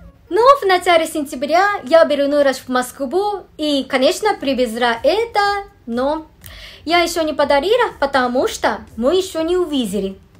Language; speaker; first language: Russian; non-native, fluent; Japanese